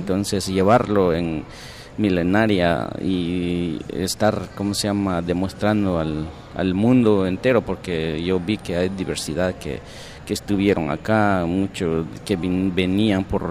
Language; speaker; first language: Spanish; non-native, local second language; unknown